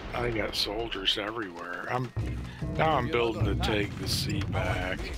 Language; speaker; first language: English; native; English